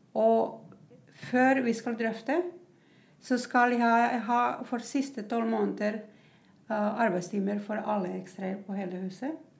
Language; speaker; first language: Norwegian; non-native, fluent; Croatian